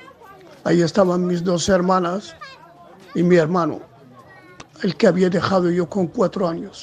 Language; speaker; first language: Spanish; non-native, local second language; Arabic